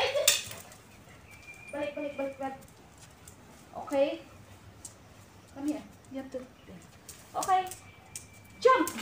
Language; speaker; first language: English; non-native, local second language; Filipino